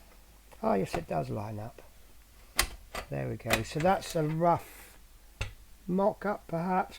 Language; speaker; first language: English; native; English